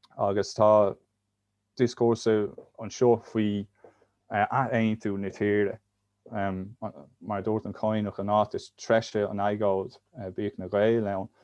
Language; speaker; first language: Irish; native; Irish